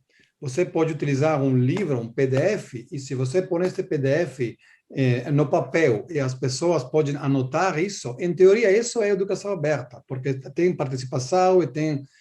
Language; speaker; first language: Portuguese; non-native, learner; Italian